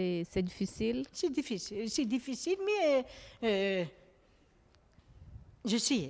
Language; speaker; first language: French; non-native, learner; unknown